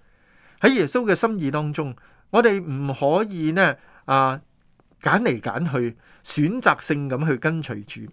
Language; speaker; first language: Chinese; non-native, local second language; Cantonese